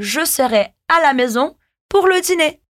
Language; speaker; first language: French; non-native, fluent; Portuguese